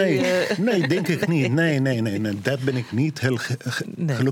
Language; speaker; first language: Dutch; non-native, learner; Arabic